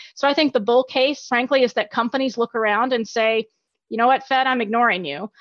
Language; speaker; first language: English; native; English